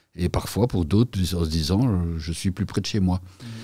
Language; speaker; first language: French; native; French